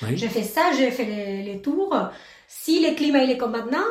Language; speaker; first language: French; non-native, fluent; Spanish